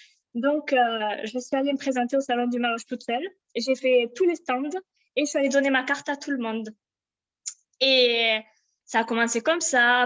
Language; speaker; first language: French; native; French